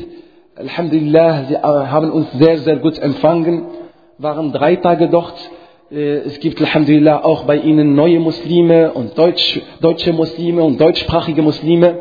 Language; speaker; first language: German; non-native, fluent; Arabic